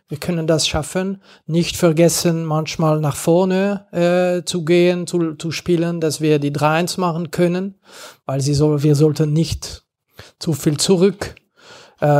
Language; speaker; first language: German; non-native, fluent; French